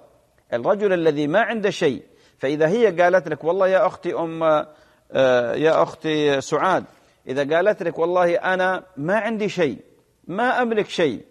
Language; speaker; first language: Arabic; native; Arabic